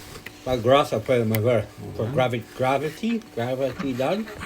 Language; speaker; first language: Spanish; non-native, learner; English